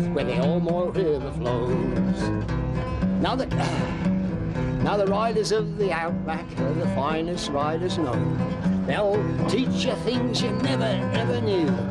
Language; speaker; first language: English; native; English